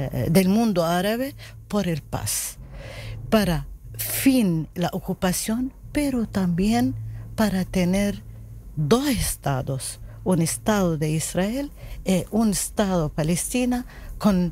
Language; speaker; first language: Spanish; non-native, learner; Arabic